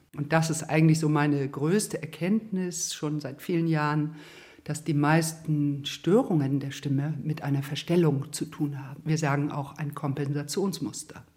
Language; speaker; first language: German; native; German